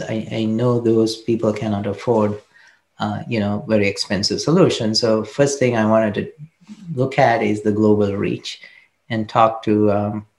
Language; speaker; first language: English; non-native, local second language; Sinhala